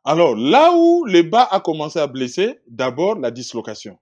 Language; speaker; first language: French; non-native, local second language; Lingala